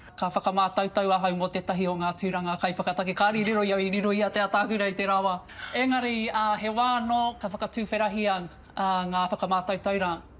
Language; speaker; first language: Māori; native; Māori